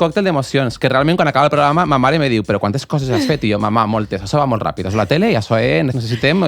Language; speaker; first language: Catalan; native; Catalan